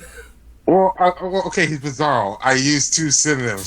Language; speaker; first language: English; native; English